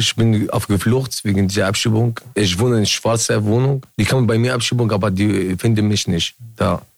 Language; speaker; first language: German; non-native, learner; Arabic